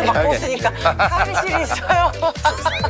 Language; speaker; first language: Korean; native; Korean